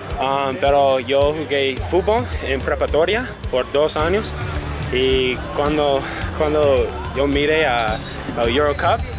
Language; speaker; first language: Spanish; non-native, learner; English